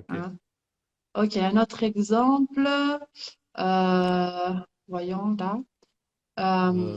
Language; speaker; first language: French; native; French